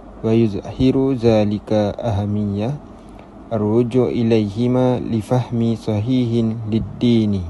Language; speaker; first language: Arabic; non-native, learner; Malay